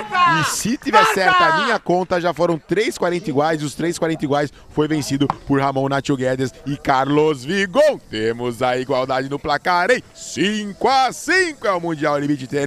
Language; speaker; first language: Portuguese; native; Portuguese